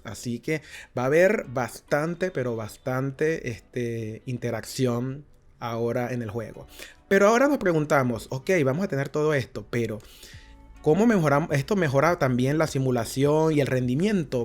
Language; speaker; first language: Spanish; native; Spanish